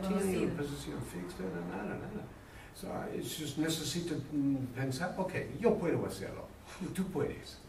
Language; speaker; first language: Spanish; non-native, learner; English